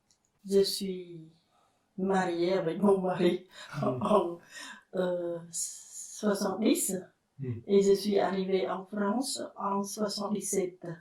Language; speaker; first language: French; non-native, fluent; Khmer